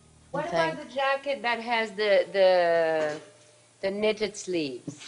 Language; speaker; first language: English; non-native, fluent; French